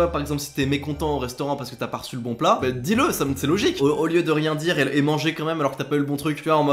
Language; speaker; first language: French; native; French